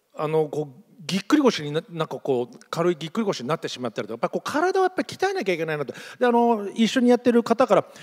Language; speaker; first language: Japanese; native; Japanese